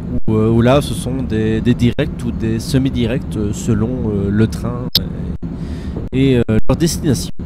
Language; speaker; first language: French; native; French